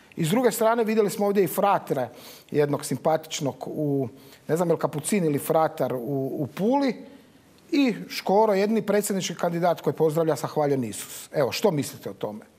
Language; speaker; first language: Croatian; native; Croatian